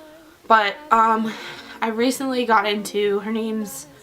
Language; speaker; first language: English; native; English